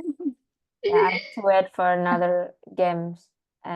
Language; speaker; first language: English; non-native, learner; Indonesian